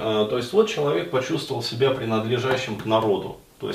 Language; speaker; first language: Russian; native; Russian